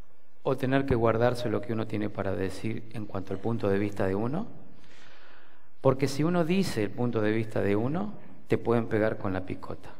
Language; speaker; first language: Spanish; native; Spanish